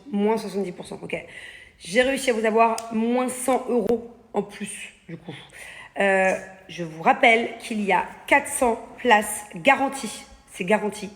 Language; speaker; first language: French; native; French